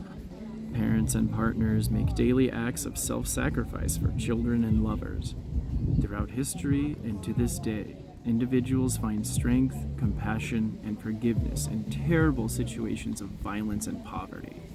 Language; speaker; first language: English; native; English